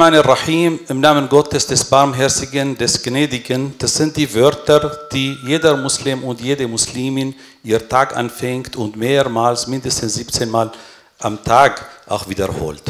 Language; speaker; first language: German; non-native, fluent; Arabic